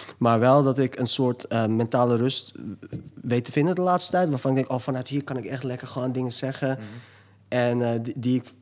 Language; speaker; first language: Dutch; early bilingual, other home language; Turkish